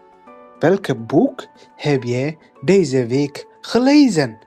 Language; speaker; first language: Dutch; non-native, learner; Tigrinya